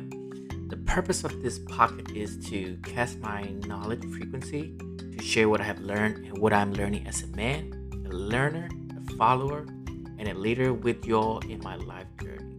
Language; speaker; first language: English; non-native, fluent; Burmese